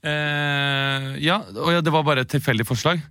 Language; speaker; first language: Norwegian; native; Norwegian